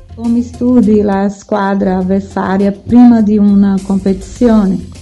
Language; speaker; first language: Italian; non-native, fluent; Portuguese